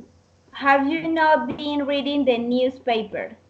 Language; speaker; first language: English; non-native, learner; Spanish